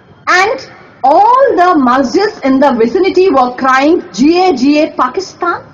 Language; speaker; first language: English; non-native, local second language; Hindi